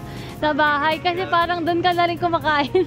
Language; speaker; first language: Filipino; native; Filipino